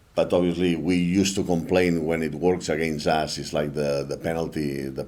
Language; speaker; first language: English; non-native, fluent; Spanish